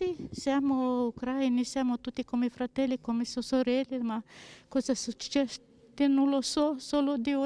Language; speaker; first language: Italian; non-native, learner; Ukrainian